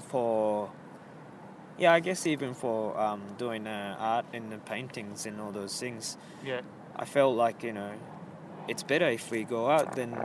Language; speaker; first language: English; non-native, fluent; Japanese